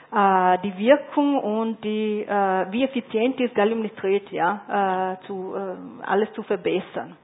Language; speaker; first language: German; non-native, fluent; Italian